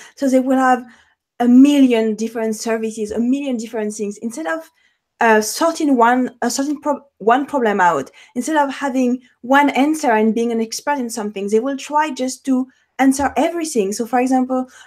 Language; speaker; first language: English; non-native, fluent; French